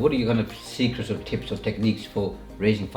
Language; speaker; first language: English; native; English